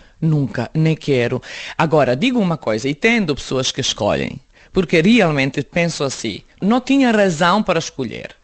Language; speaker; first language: Portuguese; non-native, fluent; Serbian